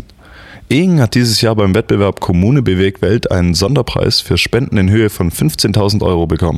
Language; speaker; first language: German; native; German